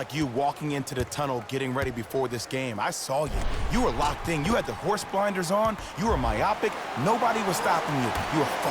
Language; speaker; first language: English; native; English